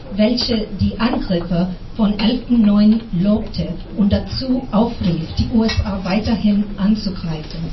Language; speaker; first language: German; non-native, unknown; English